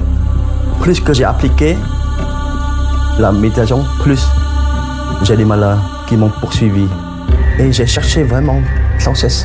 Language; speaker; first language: French; non-native, fluent; Khmer